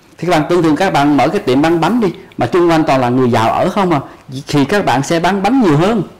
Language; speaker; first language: Vietnamese; native; Vietnamese